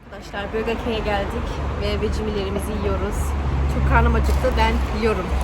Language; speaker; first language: Turkish; native; Turkish